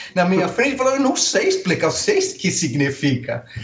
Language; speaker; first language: Portuguese; non-native, fluent; English